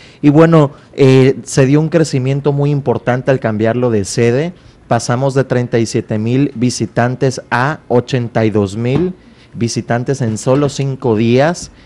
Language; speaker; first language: Spanish; native; Spanish